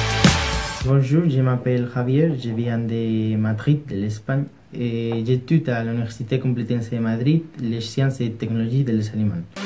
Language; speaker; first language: French; non-native, learner; Spanish